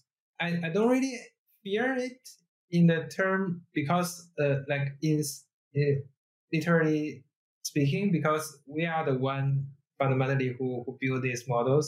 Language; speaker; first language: English; non-native, fluent; Chinese